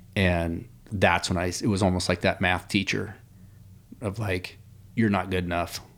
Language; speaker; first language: English; native; English